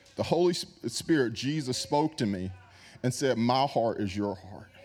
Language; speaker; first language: English; native; English